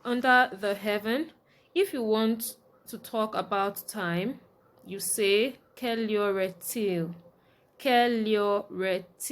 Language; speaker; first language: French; non-native, fluent; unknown